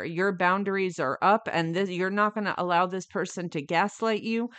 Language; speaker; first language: English; native; English